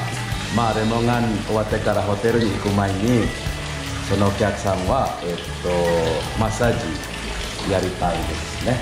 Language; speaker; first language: Japanese; non-native, fluent; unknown